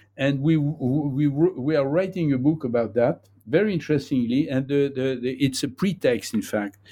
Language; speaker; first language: English; non-native, fluent; French